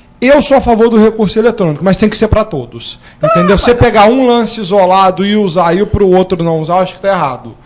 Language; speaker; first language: Portuguese; native; Portuguese